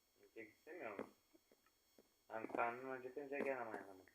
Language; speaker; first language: Turkish; native; Turkish